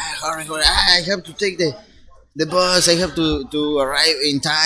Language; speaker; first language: English; non-native, fluent; Spanish